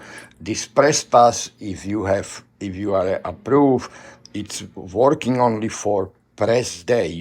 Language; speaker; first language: English; non-native, learner; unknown